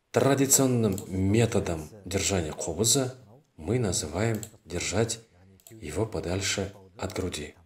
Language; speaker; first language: Russian; non-native, local second language; Kazakh